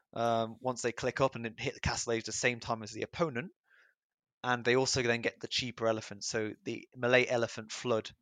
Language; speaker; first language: English; native; English